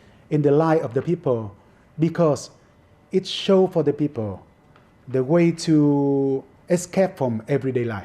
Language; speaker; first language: English; non-native, fluent; Vietnamese